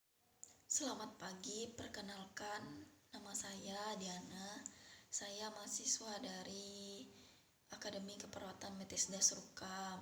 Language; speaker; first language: Indonesian; native; Indonesian